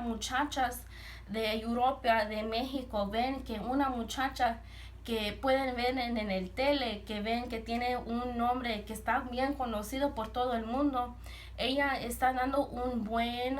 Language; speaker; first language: Spanish; early bilingual, heritage; Spanish